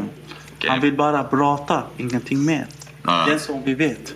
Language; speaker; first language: Swedish; non-native, learner; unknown